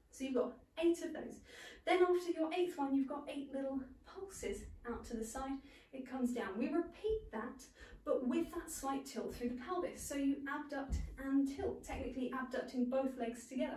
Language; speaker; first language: English; native; English